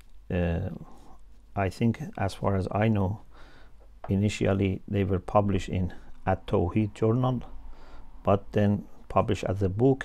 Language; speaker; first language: English; non-native, fluent; Persian